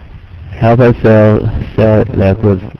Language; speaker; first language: English; non-native, learner; Chinese